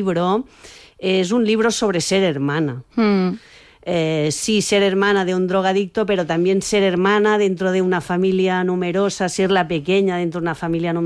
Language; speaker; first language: Spanish; native; Spanish